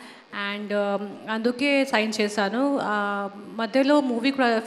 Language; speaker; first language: Telugu; non-native, fluent; Hindi